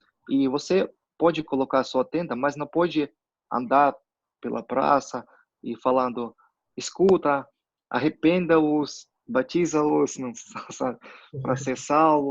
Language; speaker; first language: Portuguese; non-native, fluent; Russian